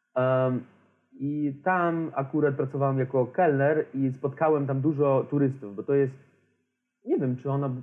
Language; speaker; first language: Polish; non-native, fluent; Romanian